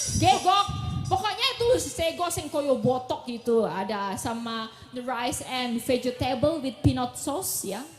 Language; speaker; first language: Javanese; non-native, local second language; Indonesian